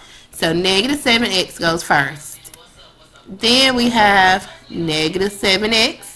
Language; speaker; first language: English; native; English